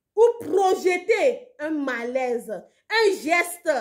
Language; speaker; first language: French; non-native, local second language; Ewe